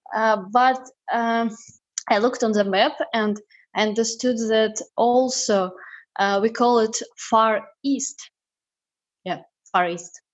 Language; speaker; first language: English; non-native, learner; Russian